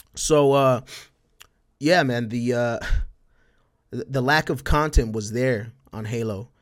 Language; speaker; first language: English; early bilingual, other home language; Spanish